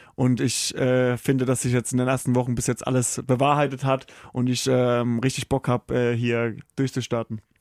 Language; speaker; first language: German; native; German